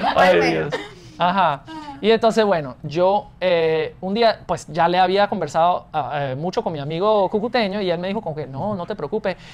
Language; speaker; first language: Spanish; non-native, fluent; English